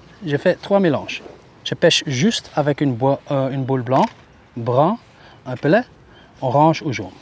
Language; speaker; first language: French; non-native, local second language; Dutch